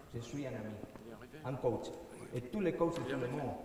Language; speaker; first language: French; non-native, learner; Spanish